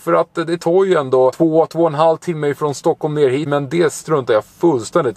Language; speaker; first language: Swedish; native; Swedish